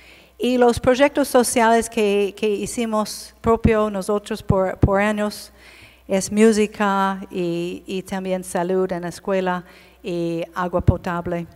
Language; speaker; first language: Spanish; non-native, learner; English